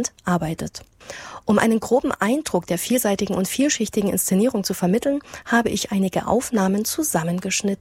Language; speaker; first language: German; native; German